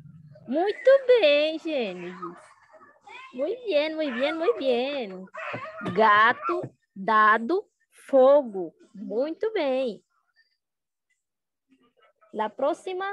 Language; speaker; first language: Spanish; non-native, learner; Portuguese